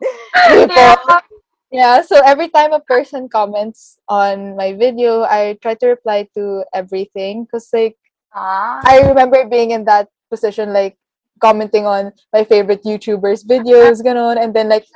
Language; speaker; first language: English; non-native, local second language; Filipino